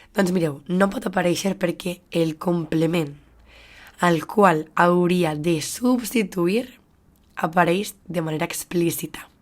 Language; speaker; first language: Catalan; native; Catalan